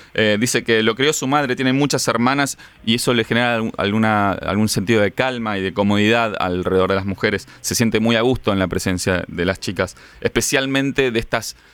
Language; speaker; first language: Spanish; native; Spanish